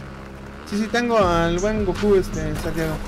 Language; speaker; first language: Spanish; native; Spanish